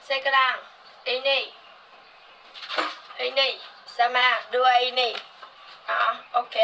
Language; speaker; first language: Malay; non-native, learner; Vietnamese